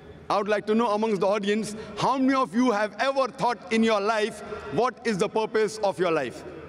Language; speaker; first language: English; non-native, local second language; Konkani